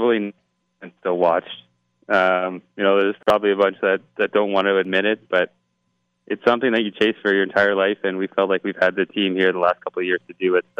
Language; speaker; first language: English; native; English